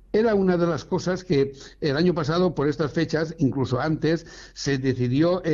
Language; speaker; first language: Spanish; native; Spanish